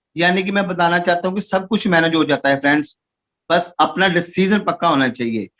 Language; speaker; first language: Hindi; non-native, local second language; Punjabi